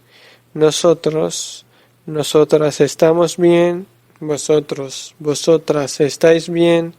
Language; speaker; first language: Spanish; non-native, fluent; Urdu